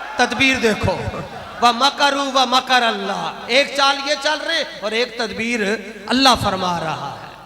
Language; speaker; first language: Urdu; non-native, local second language; Punjabi